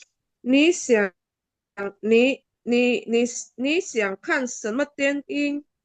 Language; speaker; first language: Chinese; non-native, learner; Indonesian